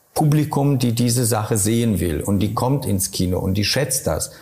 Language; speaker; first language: German; non-native, fluent; Polish